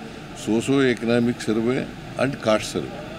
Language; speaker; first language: Kannada; native; Kannada